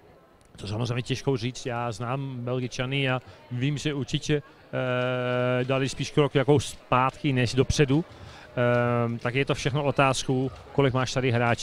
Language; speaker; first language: Czech; early bilingual, heritage; Czech